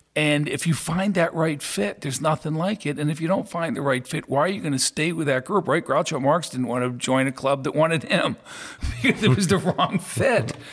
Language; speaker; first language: English; native; English